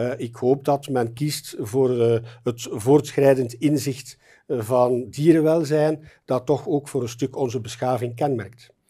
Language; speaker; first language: Dutch; native; Dutch